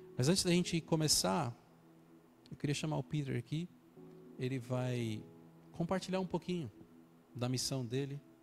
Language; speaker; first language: Portuguese; native; Portuguese